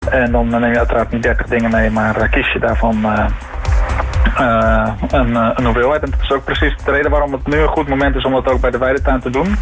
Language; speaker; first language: Dutch; native; Dutch